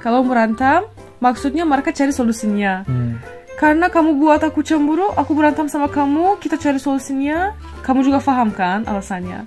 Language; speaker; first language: Indonesian; non-native, fluent; Turkish